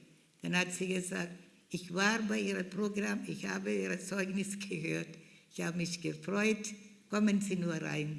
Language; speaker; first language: German; non-native, fluent; Malayalam